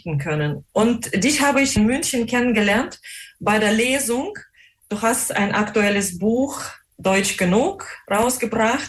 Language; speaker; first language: German; non-native, fluent; Russian